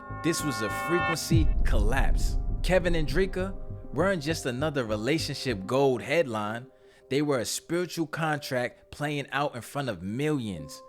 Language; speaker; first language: English; native; English